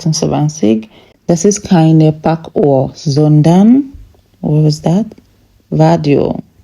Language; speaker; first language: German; non-native, fluent; English